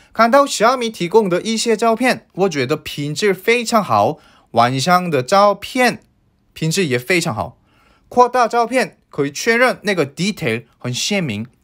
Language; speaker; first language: Chinese; non-native, fluent; Korean